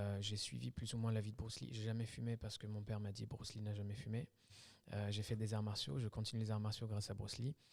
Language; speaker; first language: French; early bilingual, other home language; Kabyle